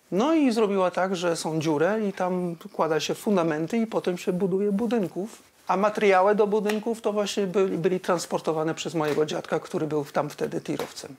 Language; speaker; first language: Polish; early bilingual, heritage; Dutch